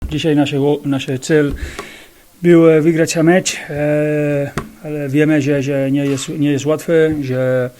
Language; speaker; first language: Polish; non-native, learner; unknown